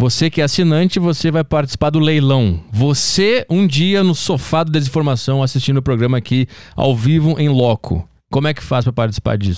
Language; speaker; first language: Portuguese; native; Portuguese